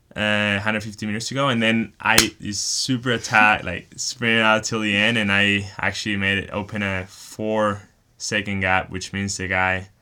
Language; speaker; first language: English; non-native, fluent; Spanish